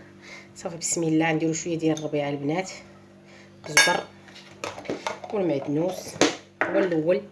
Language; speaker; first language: Arabic; native; Arabic